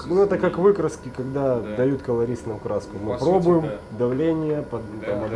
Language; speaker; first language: Russian; native; Russian